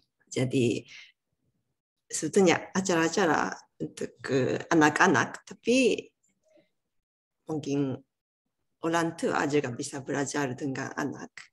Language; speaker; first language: Indonesian; non-native, learner; Japanese